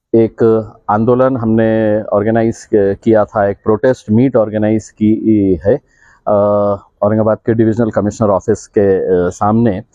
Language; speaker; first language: Urdu; native; Urdu